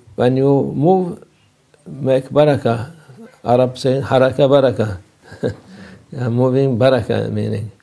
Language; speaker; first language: English; non-native, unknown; Turkish